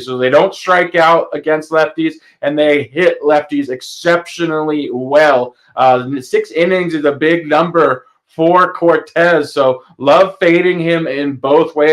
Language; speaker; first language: English; native; English